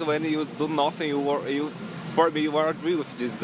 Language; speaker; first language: English; non-native, learner; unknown